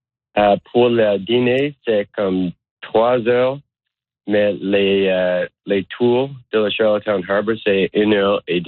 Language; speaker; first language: French; non-native, learner; English